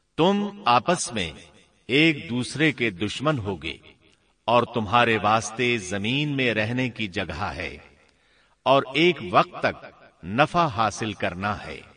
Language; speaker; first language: Urdu; native; Urdu